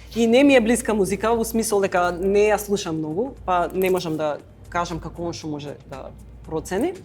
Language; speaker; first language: Macedonian; native; Macedonian